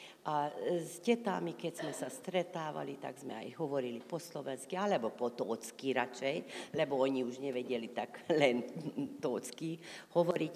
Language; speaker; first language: Slovak; non-native, local second language; Hungarian